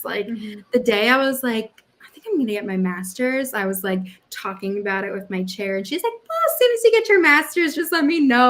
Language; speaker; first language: English; native; English